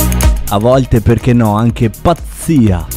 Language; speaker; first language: Italian; native; Italian